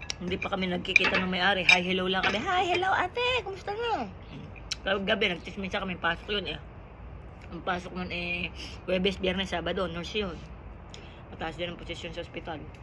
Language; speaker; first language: Filipino; native; Filipino